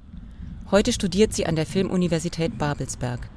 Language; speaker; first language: German; native; German